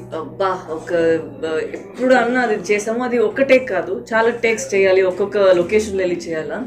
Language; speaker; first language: Telugu; non-native, fluent; Tamil